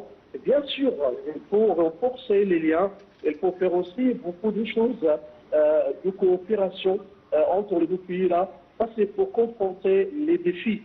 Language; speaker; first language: French; non-native, fluent; Arabic